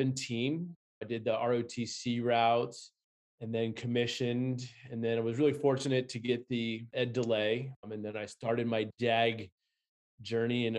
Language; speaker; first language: English; native; English